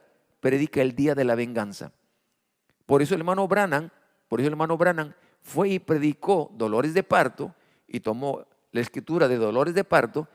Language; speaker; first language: Spanish; native; Spanish